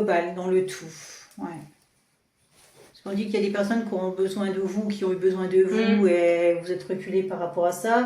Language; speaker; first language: French; native; French